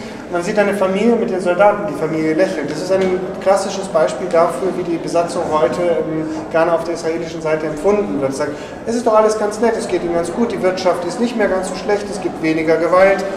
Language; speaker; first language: German; native; German